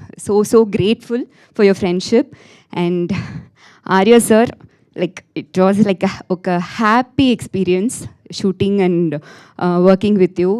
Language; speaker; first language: Telugu; non-native, local second language; Tamil